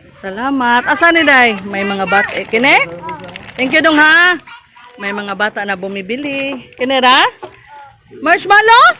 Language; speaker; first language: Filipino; non-native, local second language; Cebuano